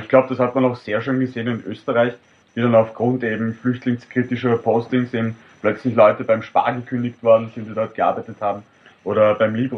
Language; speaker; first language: German; native; German